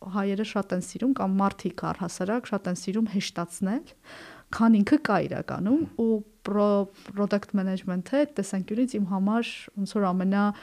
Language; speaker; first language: Armenian; native; Armenian